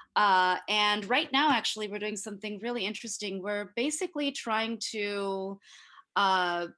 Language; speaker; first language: English; early bilingual, other home language; Hindi